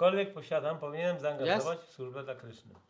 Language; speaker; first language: Polish; native; Polish